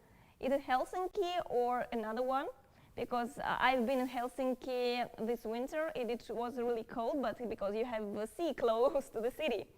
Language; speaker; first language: English; non-native, fluent; Russian